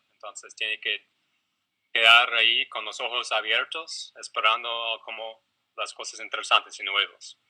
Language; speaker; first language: Spanish; non-native, fluent; English